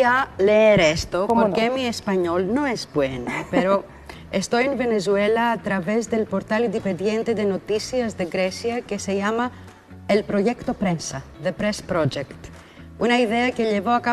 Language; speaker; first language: Spanish; non-native, learner; Greek